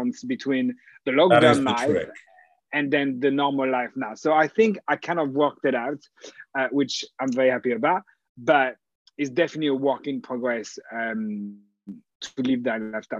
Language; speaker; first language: English; non-native, fluent; French